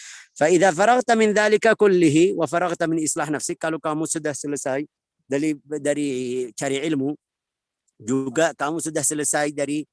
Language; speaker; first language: Indonesian; non-native, learner; Arabic